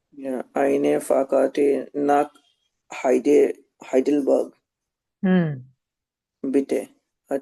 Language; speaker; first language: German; non-native, learner; Hindi